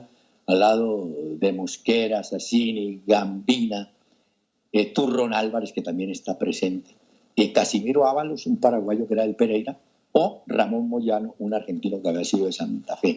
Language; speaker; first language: Spanish; native; Spanish